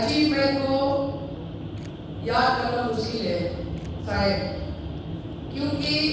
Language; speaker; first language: Hindi; non-native, local second language; Manipuri